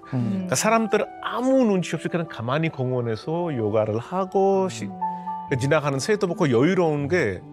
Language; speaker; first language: Korean; non-native, fluent; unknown